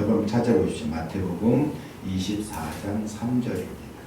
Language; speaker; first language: Korean; native; Korean